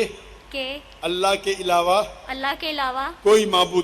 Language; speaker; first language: Hindi; non-native, local second language; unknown